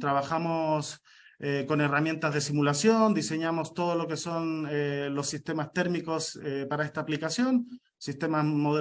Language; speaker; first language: Spanish; native; Spanish